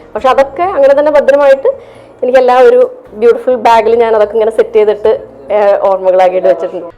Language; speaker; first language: Malayalam; early bilingual, heritage; Malayalam